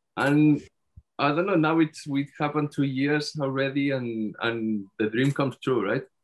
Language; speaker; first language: English; non-native, fluent; Spanish